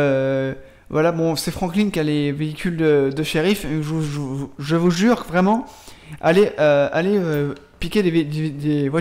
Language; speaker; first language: French; native; French